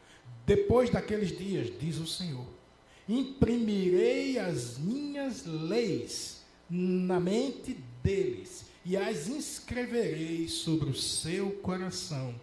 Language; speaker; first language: Portuguese; native; Portuguese